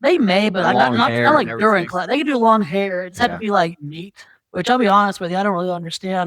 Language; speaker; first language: English; native; English